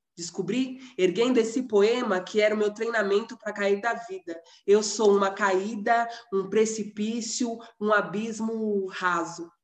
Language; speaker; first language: Portuguese; native; Portuguese